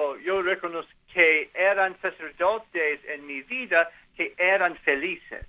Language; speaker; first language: Spanish; non-native, learner; English